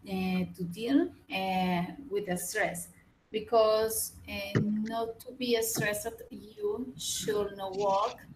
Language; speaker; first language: English; non-native, learner; Spanish